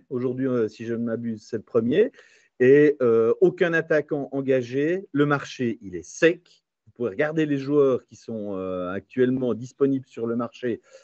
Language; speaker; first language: French; native; French